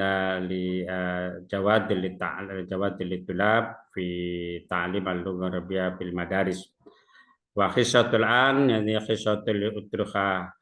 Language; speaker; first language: Arabic; non-native, learner; Indonesian